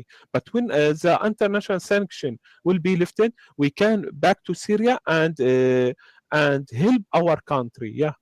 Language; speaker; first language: English; non-native, learner; Arabic